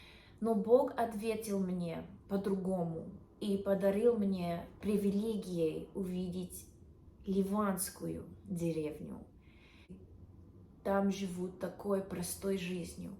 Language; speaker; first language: Russian; non-native, learner; English